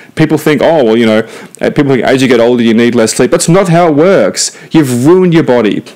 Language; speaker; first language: English; native; English